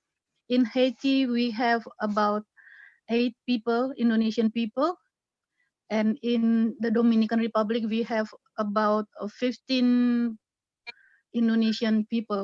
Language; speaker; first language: English; non-native, fluent; Indonesian